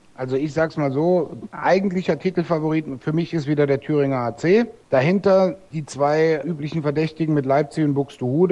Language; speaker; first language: German; native; German